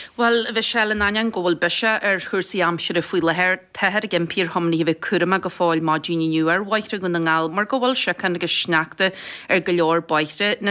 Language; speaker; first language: Irish; native; Irish